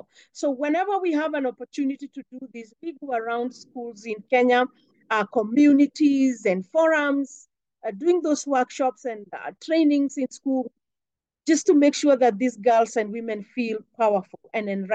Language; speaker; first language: English; non-native, local second language; Kikuyu